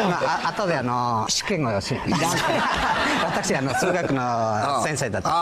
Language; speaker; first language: Japanese; early bilingual, heritage; Spanish